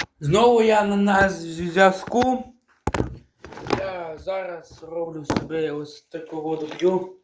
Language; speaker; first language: Ukrainian; non-native, local second language; Russian